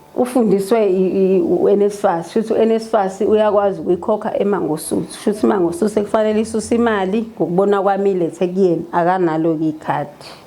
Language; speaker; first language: Zulu; native; Zulu